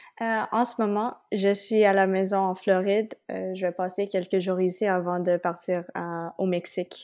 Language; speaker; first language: French; non-native, local second language; Spanish